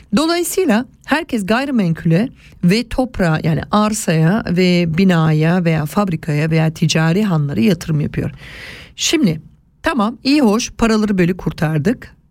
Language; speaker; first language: Turkish; early bilingual, heritage; Turkish